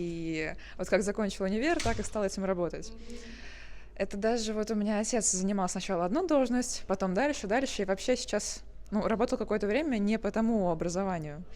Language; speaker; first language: Russian; native; Russian